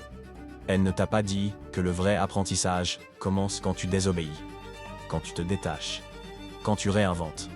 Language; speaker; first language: French; native; French